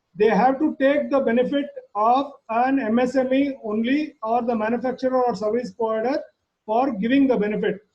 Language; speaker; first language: English; non-native, local second language; Kannada